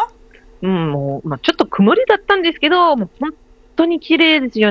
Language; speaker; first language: Japanese; non-native, learner; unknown